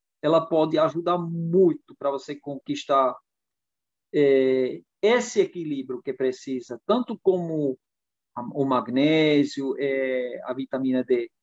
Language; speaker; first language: Portuguese; non-native, fluent; German